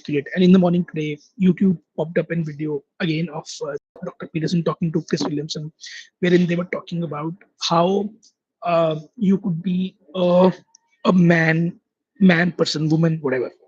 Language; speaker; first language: English; non-native, local second language; Hindi